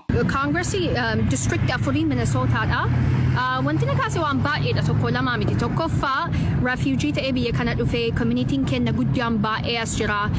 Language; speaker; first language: Oromo; early bilingual, heritage; Oromo